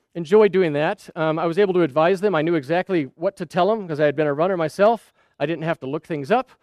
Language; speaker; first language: English; native; English